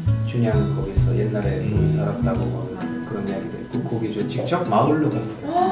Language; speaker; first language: Korean; non-native, fluent; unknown